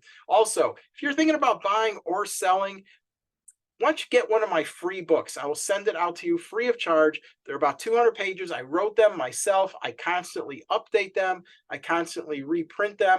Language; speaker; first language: English; native; English